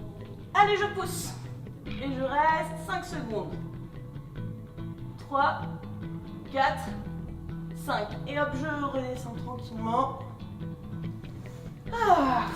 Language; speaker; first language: French; native; French